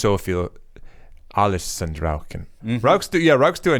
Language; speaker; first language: German; non-native, learner; English